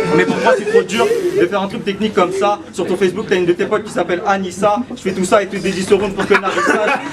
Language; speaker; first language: French; early bilingual, other home language; Turkish